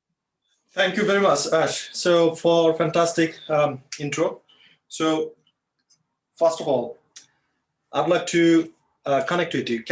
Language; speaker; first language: English; non-native, fluent; Bangla